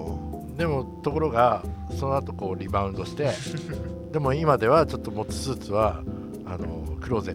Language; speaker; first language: Japanese; native; Japanese